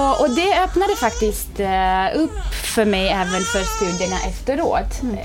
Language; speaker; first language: Swedish; non-native, fluent; Romanian